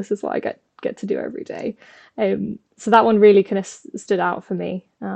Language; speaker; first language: English; native; English